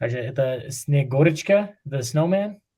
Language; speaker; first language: Russian; non-native, learner; English